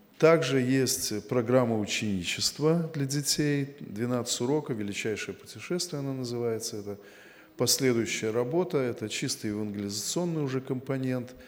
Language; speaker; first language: Russian; native; Russian